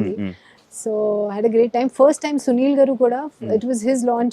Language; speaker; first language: Telugu; non-native, learner; Hindi